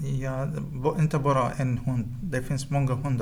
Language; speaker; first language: Swedish; non-native, learner; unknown